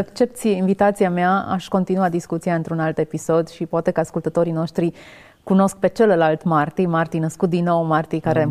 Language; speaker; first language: Romanian; native; Romanian